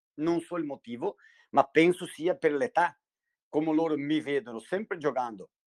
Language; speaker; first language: Italian; non-native, fluent; Portuguese